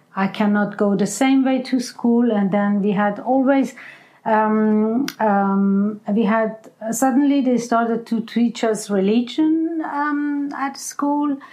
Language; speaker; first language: English; non-native, fluent; Persian